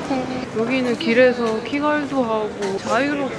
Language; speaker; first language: Korean; native; Korean